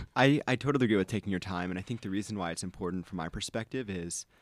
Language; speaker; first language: English; native; English